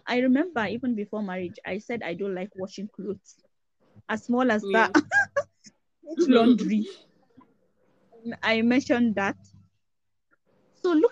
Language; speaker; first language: English; non-native, local second language; Hausa